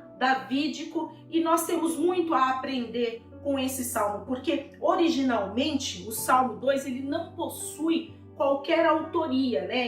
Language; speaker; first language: Portuguese; native; Portuguese